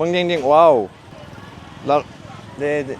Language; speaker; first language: Vietnamese; non-native, learner; French